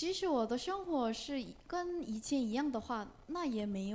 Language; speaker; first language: Chinese; non-native, learner; Korean